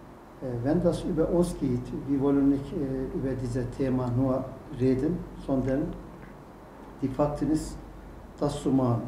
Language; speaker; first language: German; non-native, learner; Turkish